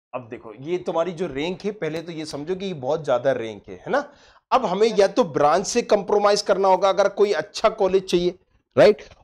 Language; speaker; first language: Hindi; native; Hindi